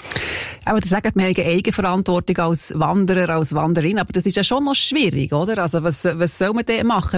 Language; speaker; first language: German; native; German